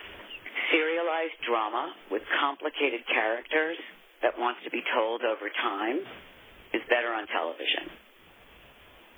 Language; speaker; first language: English; native; English